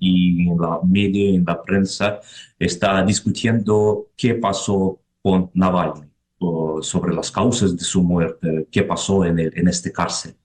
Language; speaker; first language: Spanish; non-native, fluent; Russian